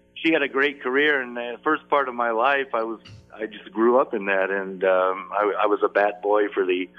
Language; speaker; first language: English; native; English